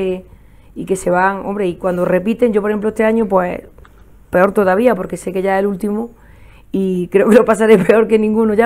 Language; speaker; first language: Spanish; native; Spanish